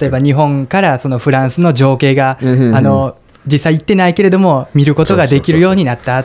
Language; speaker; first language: Japanese; native; Japanese